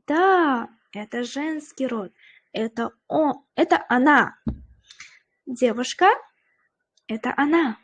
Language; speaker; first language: Russian; non-native, local second language; Uzbek